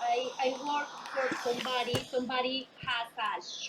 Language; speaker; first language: English; non-native, learner; Spanish